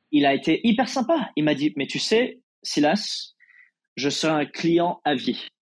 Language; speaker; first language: French; non-native, fluent; English